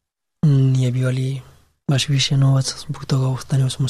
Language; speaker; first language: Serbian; non-native, learner; Pashto